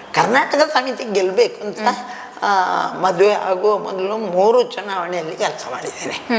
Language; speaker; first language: Kannada; non-native, local second language; Tulu